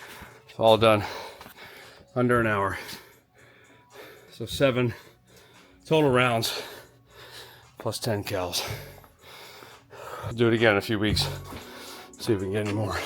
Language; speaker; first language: English; native; English